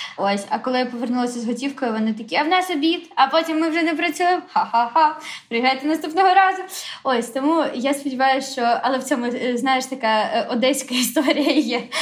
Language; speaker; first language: Ukrainian; native; Ukrainian